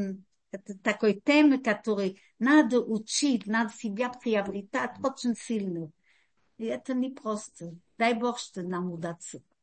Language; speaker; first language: Russian; early bilingual, heritage; Russian